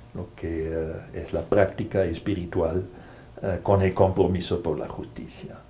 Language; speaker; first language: Spanish; non-native, fluent; German